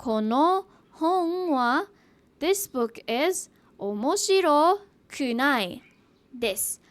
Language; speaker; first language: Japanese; non-native, fluent; Hiligaynon